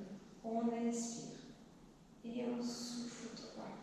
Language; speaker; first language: French; native; French